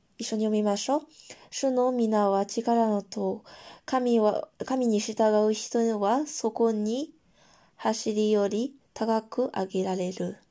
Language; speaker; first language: Japanese; non-native, fluent; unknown